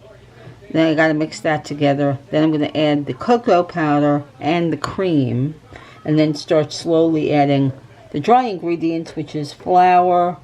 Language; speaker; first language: English; native; English